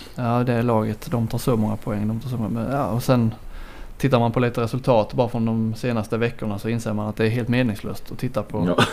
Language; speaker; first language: Swedish; native; Swedish